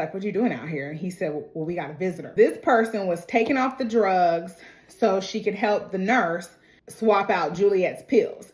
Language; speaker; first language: English; native; English